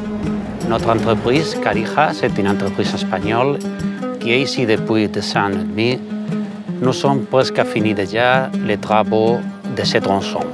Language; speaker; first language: French; non-native, fluent; Spanish